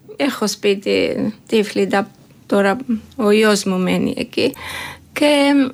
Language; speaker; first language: Greek; non-native, learner; Georgian